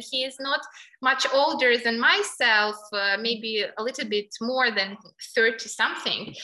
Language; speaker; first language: English; non-native, fluent; Ukrainian